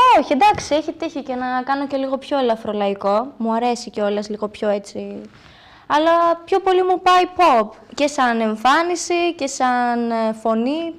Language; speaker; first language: Greek; native; Greek